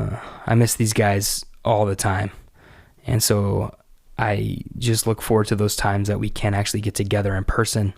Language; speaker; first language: English; native; English